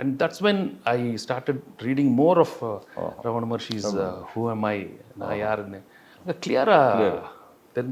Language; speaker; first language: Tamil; non-native, local second language; Telugu